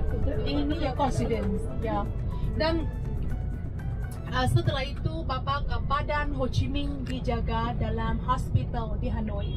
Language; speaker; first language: Indonesian; non-native, fluent; Vietnamese